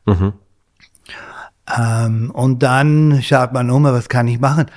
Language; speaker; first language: German; non-native, fluent; English